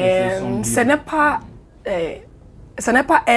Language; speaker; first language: French; non-native, learner; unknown